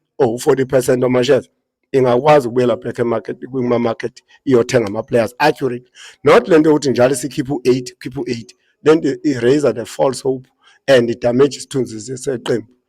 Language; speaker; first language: Zulu; native; Zulu